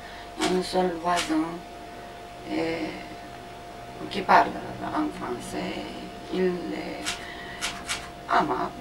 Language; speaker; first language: French; non-native, learner; Romanian